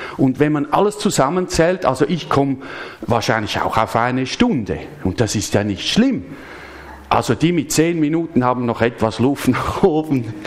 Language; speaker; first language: German; native; German